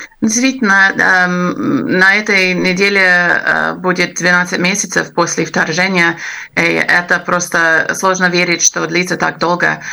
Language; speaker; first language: Russian; non-native, fluent; English